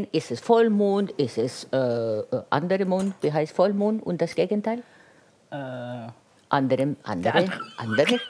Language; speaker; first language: German; non-native, fluent; Italian